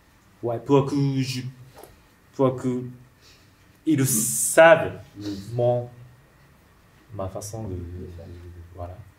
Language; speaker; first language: French; non-native, learner; Japanese